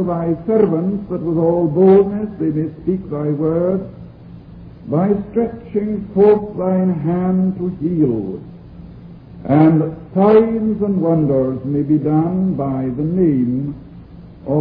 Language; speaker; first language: English; non-native, local second language; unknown